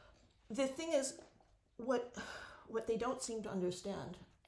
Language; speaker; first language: English; native; English